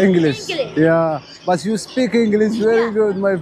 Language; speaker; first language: English; non-native, learner; Arabic